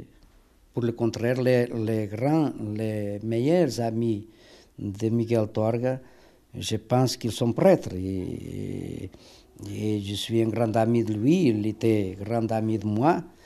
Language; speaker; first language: French; non-native, fluent; Portuguese